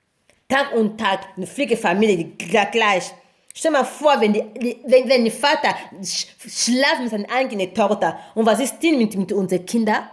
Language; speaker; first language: German; non-native, learner; Lingala